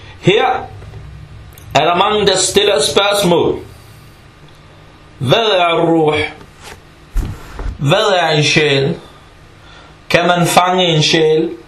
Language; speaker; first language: Danish; early bilingual, other home language; Arabic